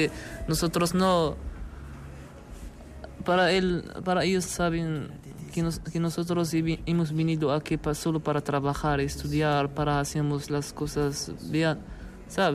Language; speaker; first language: Spanish; non-native, learner; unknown